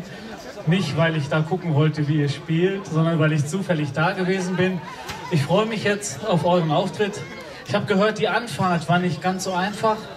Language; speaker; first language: German; native; German